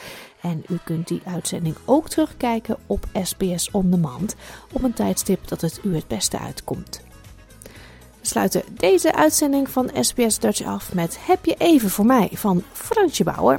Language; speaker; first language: Dutch; native; Dutch